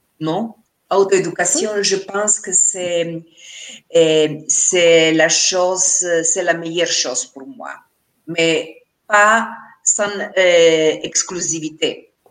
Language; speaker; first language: French; non-native, learner; Spanish